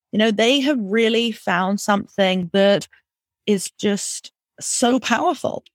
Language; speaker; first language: English; native; English